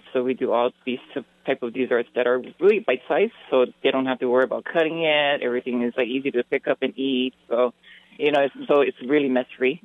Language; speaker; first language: English; native; English